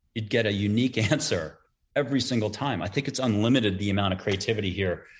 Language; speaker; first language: English; native; English